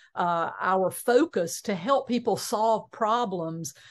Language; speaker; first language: English; native; English